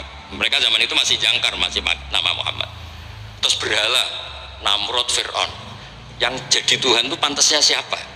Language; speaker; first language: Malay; non-native, local second language; Javanese